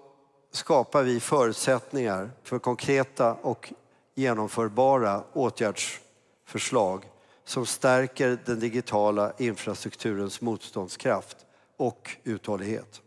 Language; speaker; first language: Swedish; native; Swedish